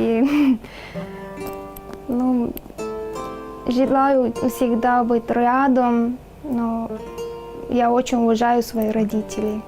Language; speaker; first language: Russian; non-native, learner; Turkmen